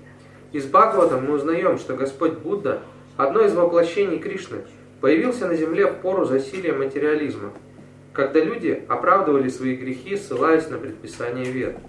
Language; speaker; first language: Russian; native; Russian